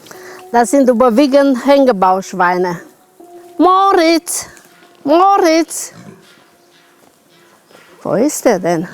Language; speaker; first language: German; non-native, local second language; Romanian